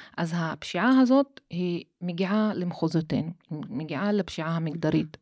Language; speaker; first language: Hebrew; non-native, local second language; Arabic